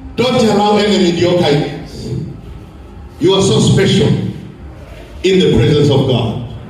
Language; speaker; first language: English; non-native, local second language; Swahili